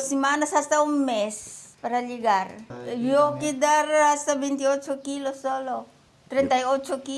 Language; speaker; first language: Spanish; non-native, learner; Filipino